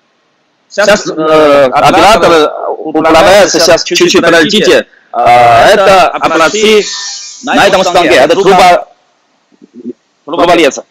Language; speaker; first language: Russian; non-native, fluent; Chinese